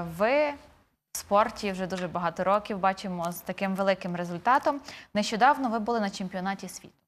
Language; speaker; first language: Ukrainian; native; Ukrainian